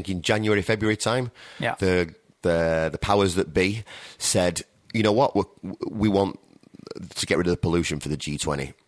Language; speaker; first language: English; native; English